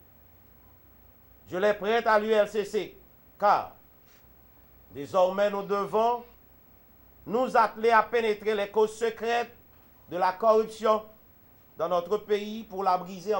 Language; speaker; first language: French; non-native, local second language; Haitian Creole